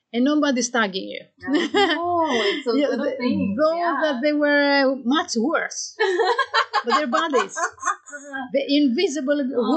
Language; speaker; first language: English; non-native, fluent; Greek